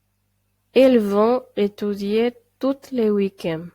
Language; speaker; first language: French; non-native, fluent; Spanish